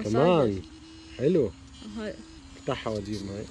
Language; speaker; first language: Arabic; native; Arabic